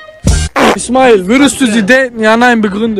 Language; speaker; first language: German; native; German